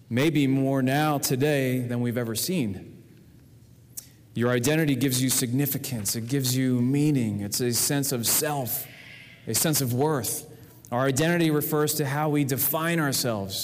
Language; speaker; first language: English; native; English